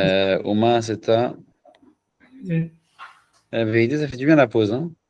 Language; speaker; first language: French; native; French